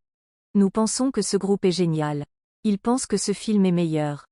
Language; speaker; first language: French; non-native, learner; English